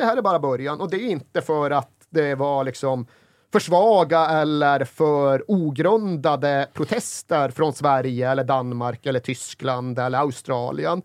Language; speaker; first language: Swedish; native; Swedish